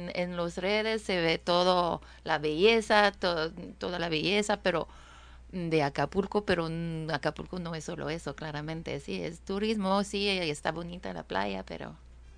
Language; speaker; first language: Spanish; non-native, fluent; French